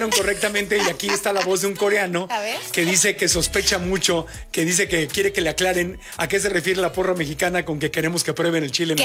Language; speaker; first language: Spanish; native; Spanish